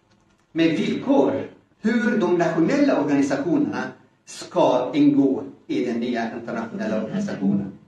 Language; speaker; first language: Swedish; non-native, fluent; Arabic